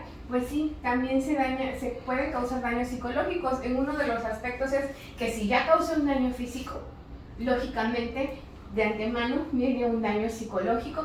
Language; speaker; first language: Spanish; native; Spanish